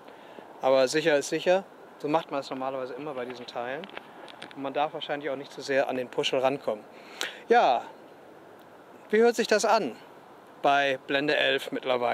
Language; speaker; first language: German; native; German